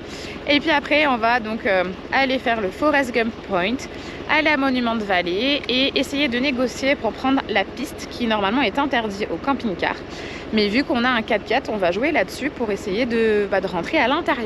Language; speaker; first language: French; native; French